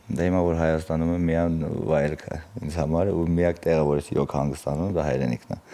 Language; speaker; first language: Armenian; early bilingual, heritage; Armenian